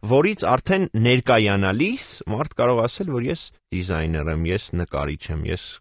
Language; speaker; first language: Armenian; native; Armenian